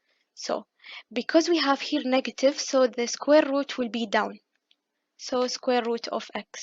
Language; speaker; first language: English; non-native, fluent; Arabic